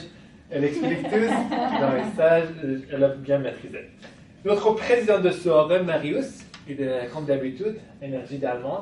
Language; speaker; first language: French; non-native, fluent; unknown